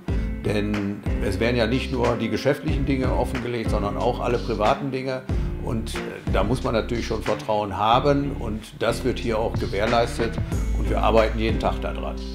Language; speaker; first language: German; native; German